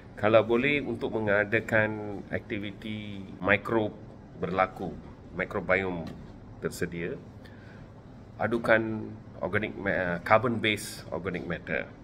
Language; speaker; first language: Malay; non-native, local second language; Tamil